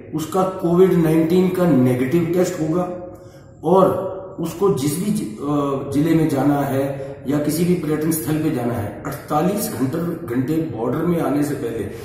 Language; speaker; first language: Hindi; native; Hindi